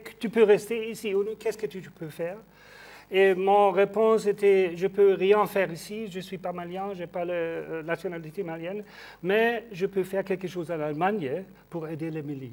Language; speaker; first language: French; non-native, learner; German